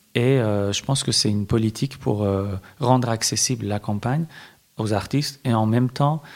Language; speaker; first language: French; early bilingual, other home language; Persian